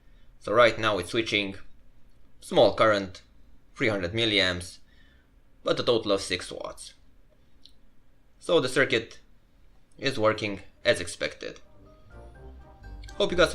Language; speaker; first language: English; non-native, fluent; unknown